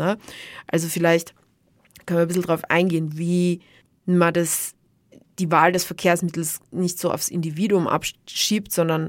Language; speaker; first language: German; native; German